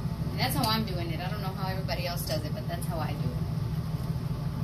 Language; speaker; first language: English; early bilingual, other home language; Spanish